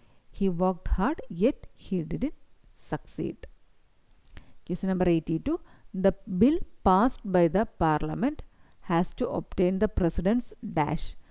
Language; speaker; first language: English; non-native, local second language; Malayalam